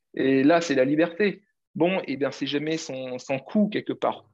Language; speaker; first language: French; native; French